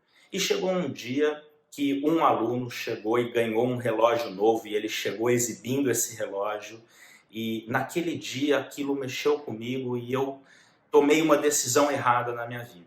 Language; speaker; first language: Portuguese; native; Portuguese